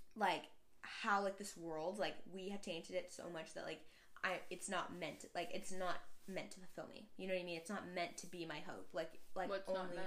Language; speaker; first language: English; native; English